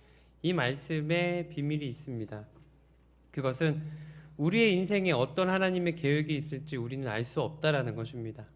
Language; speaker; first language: Korean; native; Korean